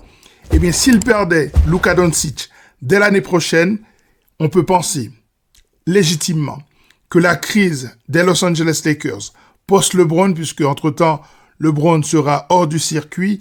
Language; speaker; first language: French; native; French